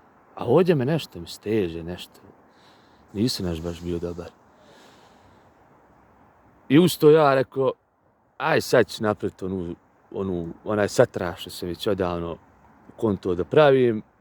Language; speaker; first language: Bosnian; native; Bosnian